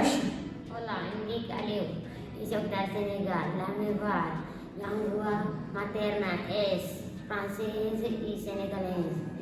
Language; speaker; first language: Catalan; non-native, learner; French